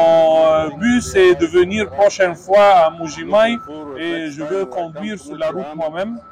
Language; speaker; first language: French; non-native, learner; Arabic